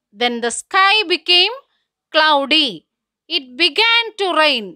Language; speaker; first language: English; non-native, local second language; Malayalam